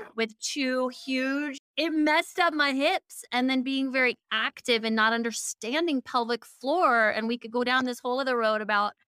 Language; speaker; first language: English; native; English